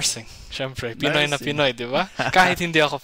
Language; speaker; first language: Filipino; non-native, fluent; Somali